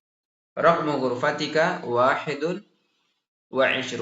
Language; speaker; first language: Arabic; non-native, fluent; Indonesian